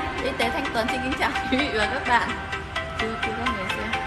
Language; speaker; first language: Vietnamese; native; Vietnamese